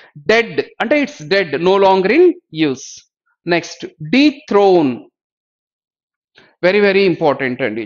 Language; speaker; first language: English; non-native, local second language; Telugu